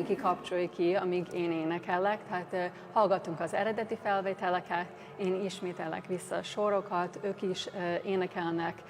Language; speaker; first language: Hungarian; early bilingual, heritage; English